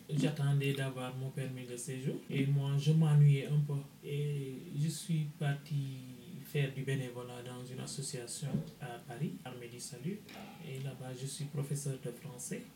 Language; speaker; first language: French; non-native, local second language; Wolof